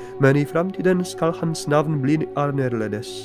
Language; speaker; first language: Norwegian; non-native, fluent; Polish